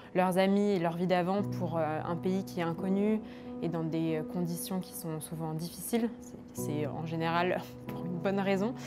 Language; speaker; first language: French; native; French